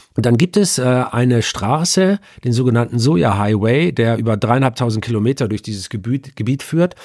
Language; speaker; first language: German; native; German